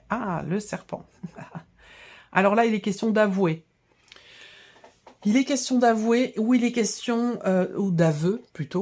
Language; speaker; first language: French; native; French